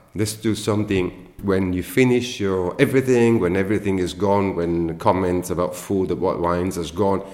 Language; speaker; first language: English; non-native, fluent; Italian